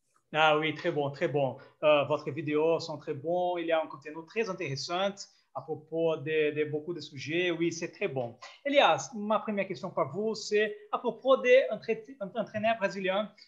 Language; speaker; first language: French; non-native, fluent; Portuguese